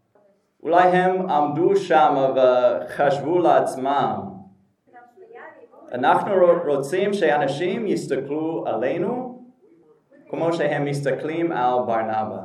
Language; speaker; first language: Hebrew; non-native, fluent; English